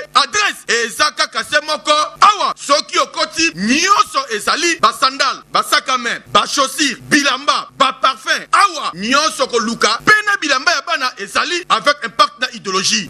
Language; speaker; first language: Lingala; native; Lingala